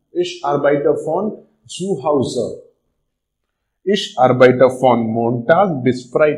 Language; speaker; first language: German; non-native, learner; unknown